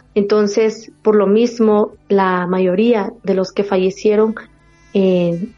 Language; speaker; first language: Spanish; non-native, local second language; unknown